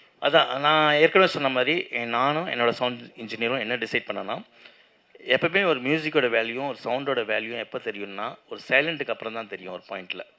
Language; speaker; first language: Tamil; native; Tamil